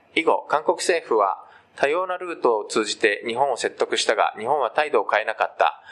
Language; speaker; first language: Japanese; native; Japanese